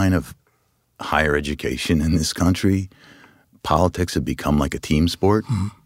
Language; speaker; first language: English; native; English